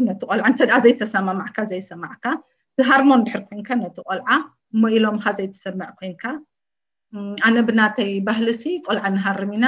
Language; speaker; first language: Tigrinya; early bilingual, heritage; Tigrinya